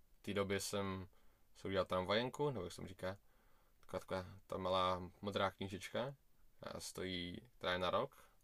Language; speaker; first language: Czech; early bilingual, other home language; Russian